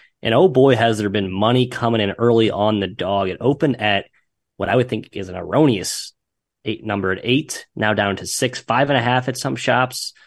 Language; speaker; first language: English; native; English